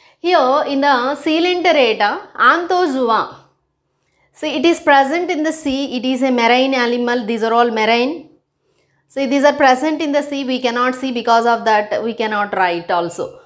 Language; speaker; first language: English; non-native, local second language; Telugu